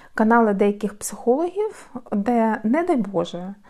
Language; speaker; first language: Ukrainian; native; Ukrainian